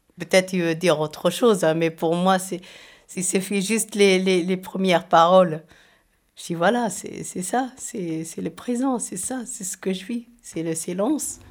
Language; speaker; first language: French; non-native, local second language; Arabic